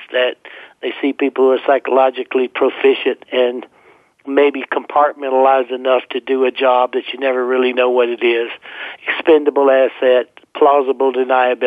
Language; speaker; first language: English; native; English